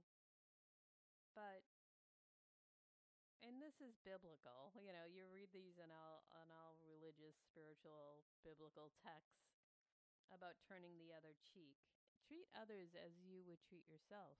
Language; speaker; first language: English; native; English